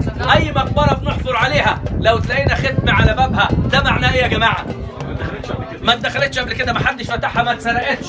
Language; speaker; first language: Arabic; native; Arabic